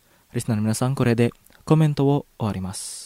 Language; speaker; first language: Japanese; non-native, fluent; Indonesian